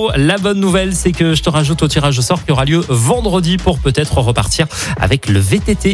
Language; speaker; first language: French; native; French